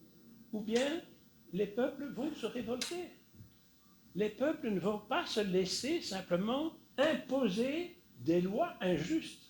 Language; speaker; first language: French; native; French